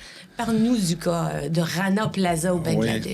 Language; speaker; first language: French; native; French